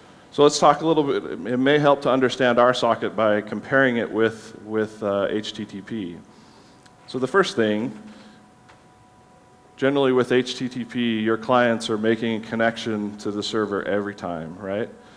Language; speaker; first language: English; native; English